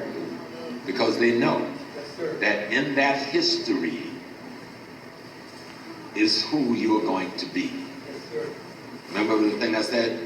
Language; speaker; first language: English; native; English